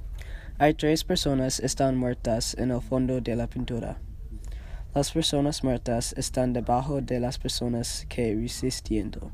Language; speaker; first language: Spanish; non-native, learner; English